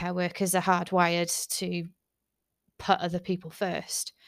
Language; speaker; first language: English; native; English